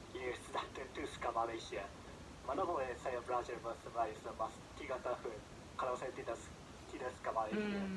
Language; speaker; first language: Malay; non-native, fluent; Japanese